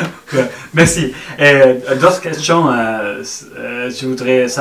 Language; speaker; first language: French; non-native, learner; Indonesian